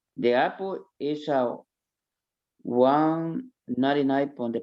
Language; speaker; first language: English; non-native, learner; Spanish